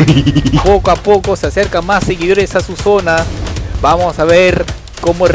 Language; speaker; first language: Spanish; native; Spanish